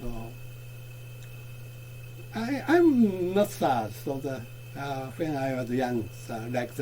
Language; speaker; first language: English; non-native, learner; Japanese